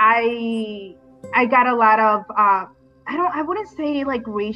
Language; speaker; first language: English; native; English